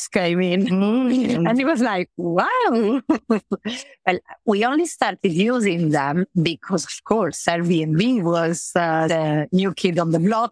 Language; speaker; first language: English; non-native, fluent; Italian